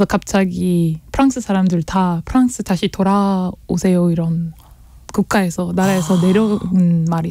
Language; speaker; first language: Korean; non-native, learner; French